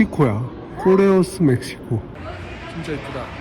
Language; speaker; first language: Korean; native; Korean